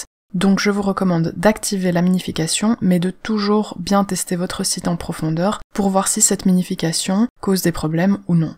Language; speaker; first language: French; native; French